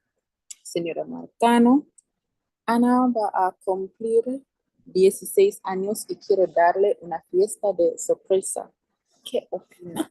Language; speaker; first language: Spanish; non-native, learner; English